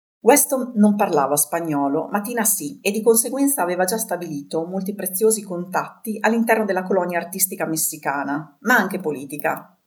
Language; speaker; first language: Italian; native; Italian